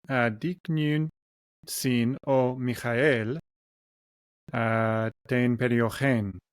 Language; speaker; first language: Greek; non-native, learner; English